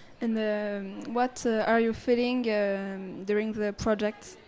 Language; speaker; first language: English; non-native, learner; French